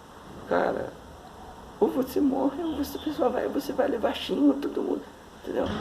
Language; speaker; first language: Portuguese; non-native, fluent; Haitian Creole